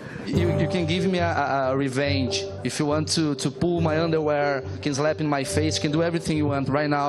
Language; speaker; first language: English; non-native, learner; Portuguese